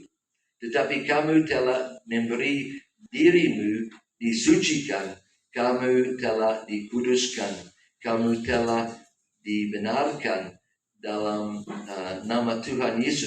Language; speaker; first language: Indonesian; non-native, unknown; English